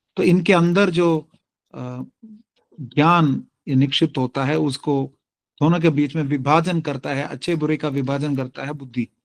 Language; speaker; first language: Hindi; non-native, local second language; Tamil